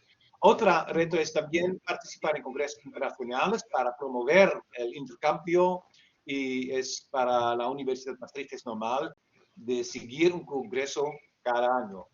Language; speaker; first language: Spanish; non-native, learner; Dutch